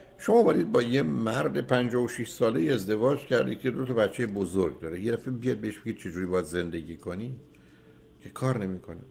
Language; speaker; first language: Persian; native; Persian